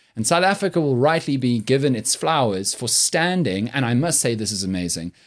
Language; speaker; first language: English; native; English